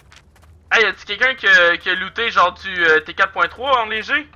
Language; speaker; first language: French; native; French